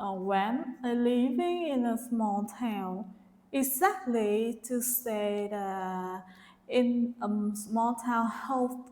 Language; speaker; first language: English; non-native, learner; Vietnamese